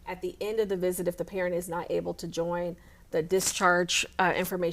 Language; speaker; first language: English; native; English